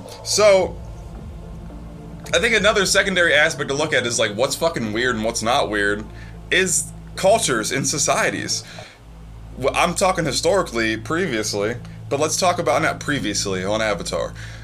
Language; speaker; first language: English; native; English